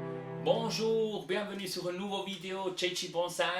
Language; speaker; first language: French; non-native, local second language; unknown